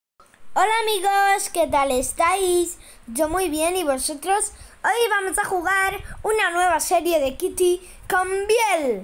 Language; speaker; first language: Spanish; native; Spanish